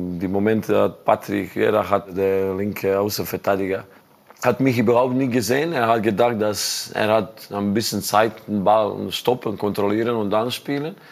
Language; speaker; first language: German; non-native, learner; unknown